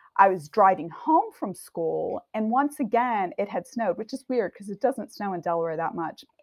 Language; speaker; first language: English; native; English